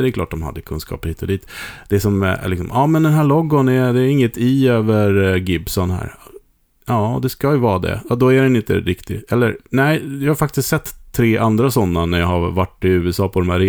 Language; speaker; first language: Swedish; native; Swedish